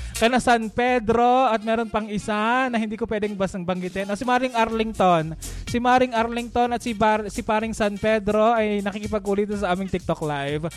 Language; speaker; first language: Filipino; native; Filipino